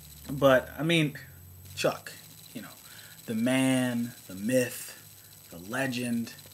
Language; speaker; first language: English; native; English